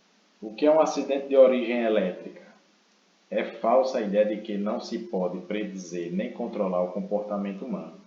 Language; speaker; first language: Portuguese; native; Portuguese